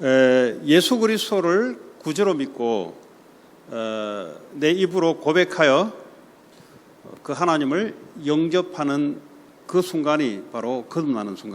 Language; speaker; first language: Korean; native; Korean